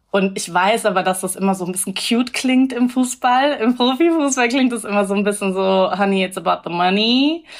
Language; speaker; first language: German; early bilingual, other home language; English